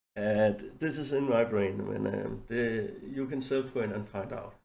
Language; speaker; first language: English; non-native, learner; Danish